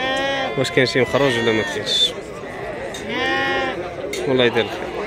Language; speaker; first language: Arabic; native; Arabic